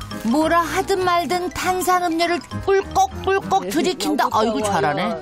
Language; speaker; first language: Korean; native; Korean